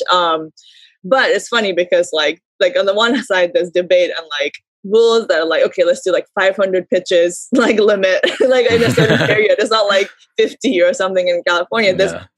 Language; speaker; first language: English; early bilingual, heritage; Japanese